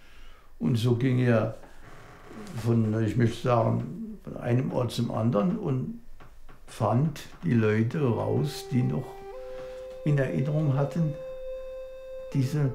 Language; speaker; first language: German; non-native, local second language; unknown